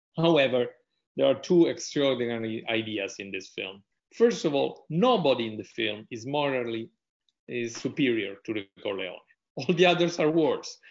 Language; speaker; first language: English; non-native, fluent; Italian